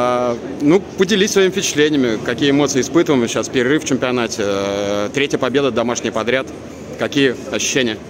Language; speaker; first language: Russian; native; Russian